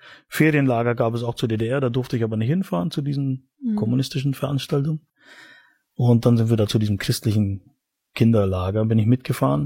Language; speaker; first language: German; native; German